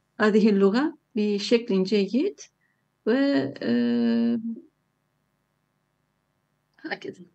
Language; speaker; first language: Arabic; non-native, learner; Turkish